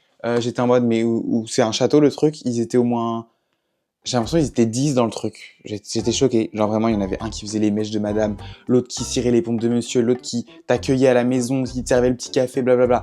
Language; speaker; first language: French; native; French